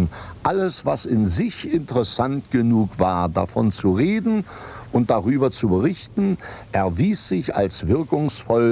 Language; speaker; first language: German; native; German